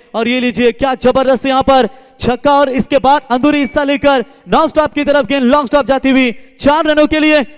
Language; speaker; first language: Hindi; non-native, local second language; Marathi